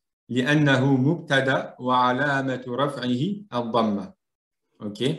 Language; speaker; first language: Arabic; non-native, fluent; French